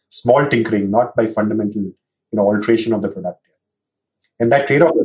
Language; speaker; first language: English; non-native, local second language; Hindi